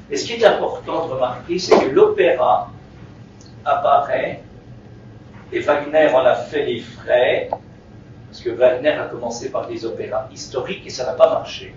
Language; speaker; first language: French; native; French